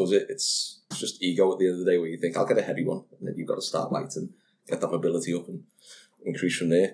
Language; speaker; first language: English; native; English